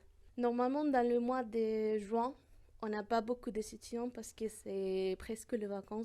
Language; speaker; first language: French; non-native, fluent; Spanish